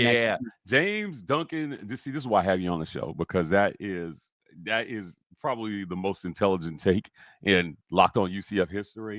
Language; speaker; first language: English; native; English